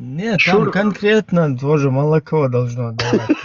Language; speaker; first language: Russian; native; Russian